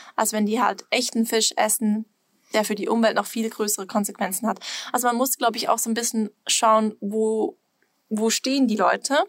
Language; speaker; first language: German; non-native, fluent; Swiss German